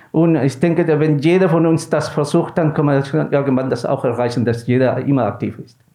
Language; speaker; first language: German; non-native, fluent; Spanish